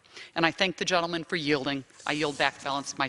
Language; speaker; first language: English; native; English